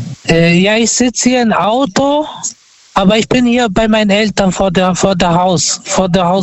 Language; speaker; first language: German; non-native, fluent; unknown